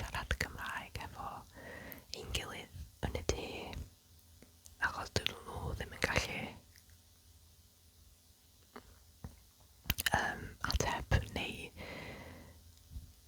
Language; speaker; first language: Welsh; non-native, local second language; English